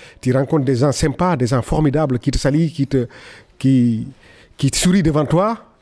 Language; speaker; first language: French; non-native, local second language; Fula